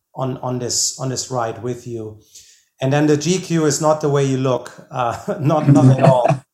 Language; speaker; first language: English; non-native, fluent; German